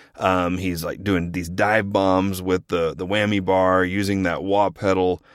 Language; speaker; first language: English; native; English